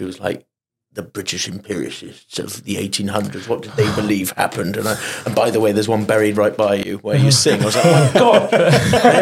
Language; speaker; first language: English; native; English